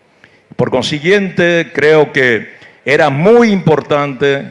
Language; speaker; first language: Spanish; native; Spanish